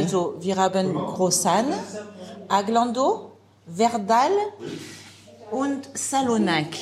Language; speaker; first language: German; non-native, learner; French